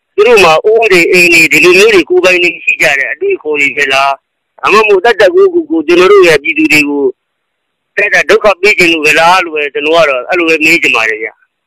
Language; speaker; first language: Burmese; native; Burmese